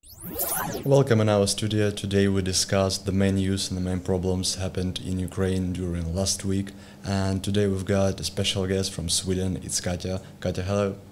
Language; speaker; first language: English; non-native, learner; Ukrainian